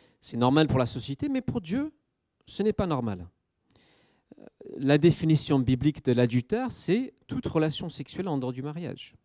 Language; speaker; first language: French; native; French